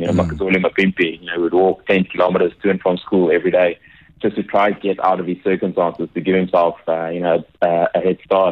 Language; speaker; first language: English; native; English